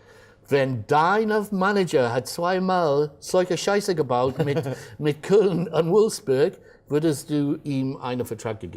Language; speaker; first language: German; non-native, fluent; English